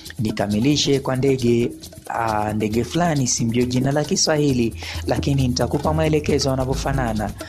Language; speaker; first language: Swahili; non-native, local second language; Luyia